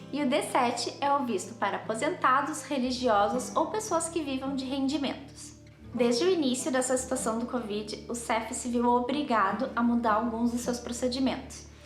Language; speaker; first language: Portuguese; native; Portuguese